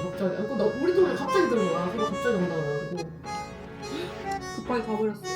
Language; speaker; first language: Korean; native; Korean